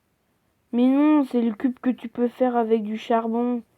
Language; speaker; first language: French; native; French